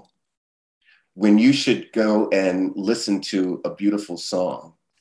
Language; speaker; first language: English; native; English